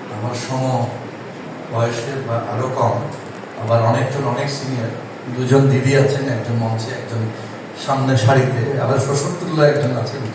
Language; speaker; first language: Bangla; non-native, local second language; Chakma